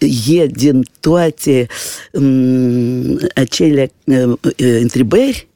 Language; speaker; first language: Romanian; non-native, local second language; Russian